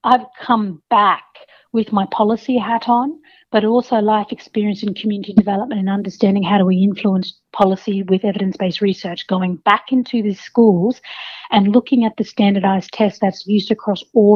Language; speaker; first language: English; native; English